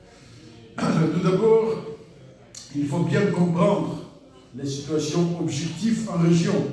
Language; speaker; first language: French; non-native, learner; Russian